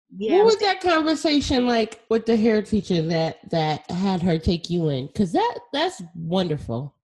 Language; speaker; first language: English; native; English